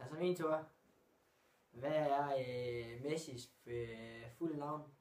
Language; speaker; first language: Danish; native; Danish